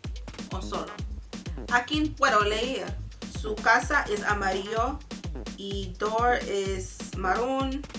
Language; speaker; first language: Spanish; non-native, learner; English